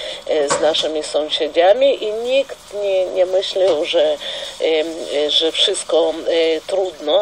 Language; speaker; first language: Polish; non-native, fluent; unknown